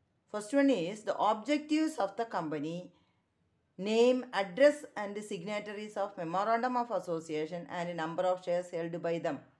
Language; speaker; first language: English; non-native, local second language; Tamil